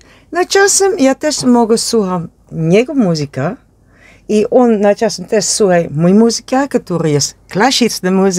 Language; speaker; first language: Polish; non-native, learner; Dutch